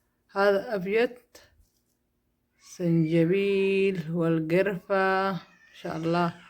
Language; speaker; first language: Arabic; non-native, learner; Somali